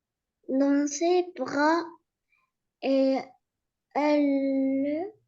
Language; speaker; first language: French; non-native, learner; Arabic